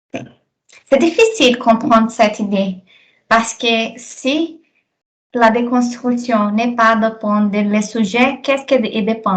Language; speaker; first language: French; non-native, learner; Portuguese